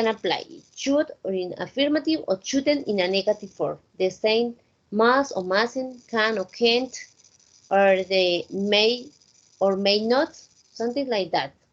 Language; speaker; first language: English; non-native, fluent; Spanish